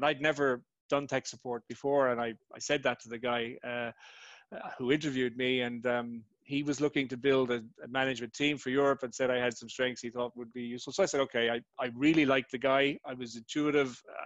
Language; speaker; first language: English; native; English